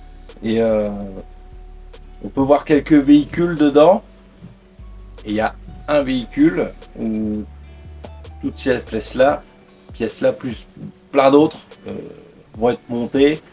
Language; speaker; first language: French; native; French